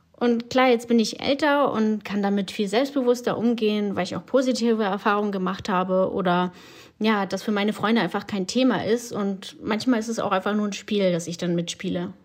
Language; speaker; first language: German; early bilingual, other home language; Russian